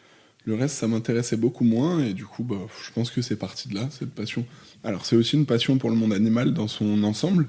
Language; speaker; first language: French; native; French